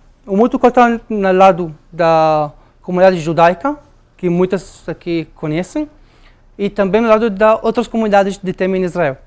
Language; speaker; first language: Portuguese; non-native, fluent; Arabic